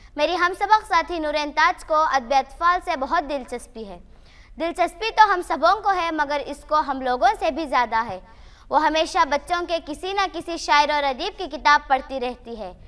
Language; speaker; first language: Urdu; native; Urdu